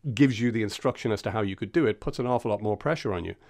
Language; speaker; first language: English; native; English